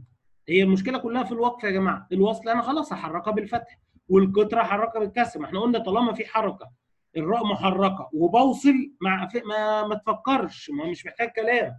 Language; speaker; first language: Arabic; native; Arabic